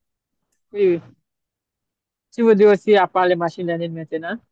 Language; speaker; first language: French; non-native, learner; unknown